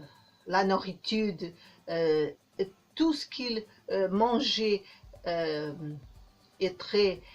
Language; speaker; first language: French; non-native, learner; Portuguese